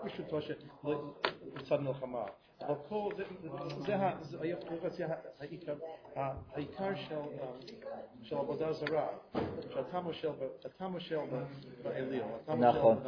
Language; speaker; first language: Hebrew; non-native, fluent; English